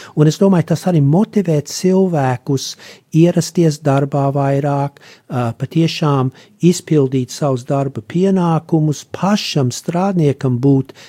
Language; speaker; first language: Latvian; early bilingual, heritage; Latvian